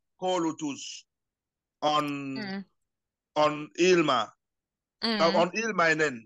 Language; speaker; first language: Finnish; non-native, learner; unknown